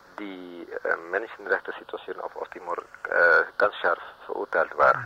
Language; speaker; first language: German; non-native, learner; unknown